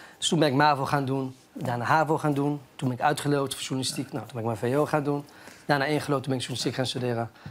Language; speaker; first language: Dutch; early bilingual, other home language; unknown